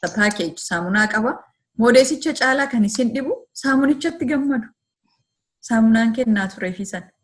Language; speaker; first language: Oromo; early bilingual, heritage; Oromo